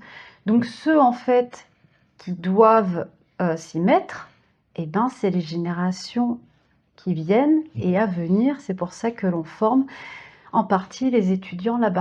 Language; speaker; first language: French; native; French